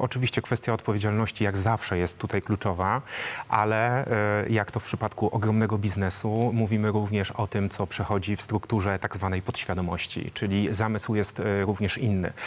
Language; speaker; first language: Polish; native; Polish